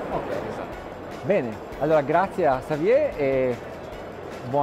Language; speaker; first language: Italian; native; Italian